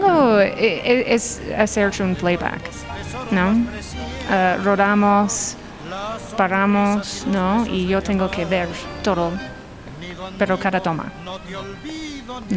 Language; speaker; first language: Spanish; non-native, learner; English